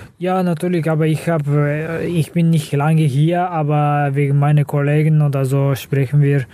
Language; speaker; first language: German; non-native, learner; Kazakh